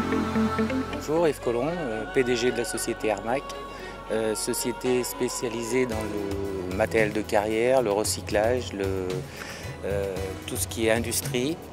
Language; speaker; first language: French; native; French